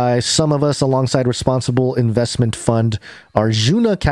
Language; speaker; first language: English; native; English